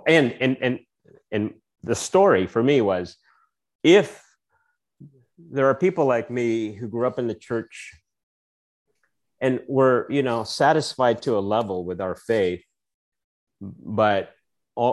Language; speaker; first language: English; non-native, local second language; Filipino